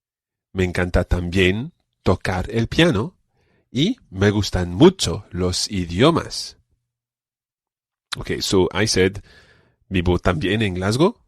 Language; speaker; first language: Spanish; non-native, fluent; English